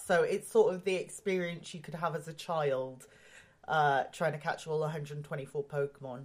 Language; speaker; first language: English; native; English